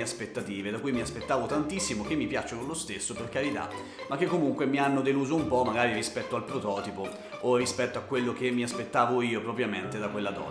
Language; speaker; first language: Italian; native; Italian